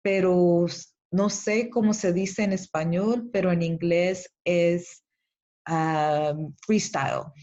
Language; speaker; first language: Spanish; early bilingual, heritage; Spanish